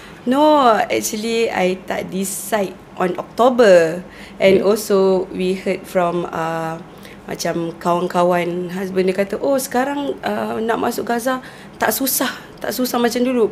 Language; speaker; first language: English; non-native, local second language; Malay